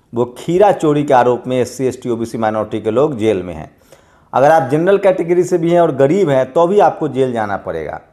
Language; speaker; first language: Hindi; native; Hindi